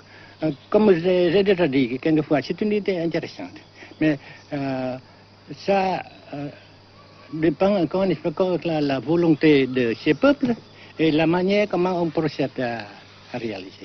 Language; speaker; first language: French; non-native, local second language; Vietnamese